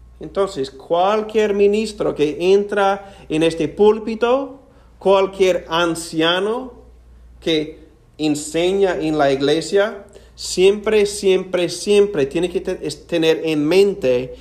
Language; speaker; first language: Spanish; non-native, fluent; English